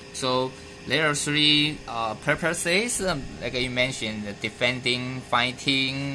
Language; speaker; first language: English; non-native, fluent; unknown